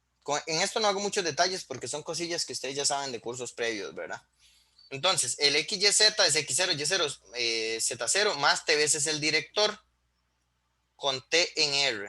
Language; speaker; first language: Spanish; native; Spanish